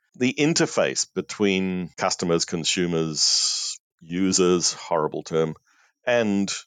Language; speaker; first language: English; native; English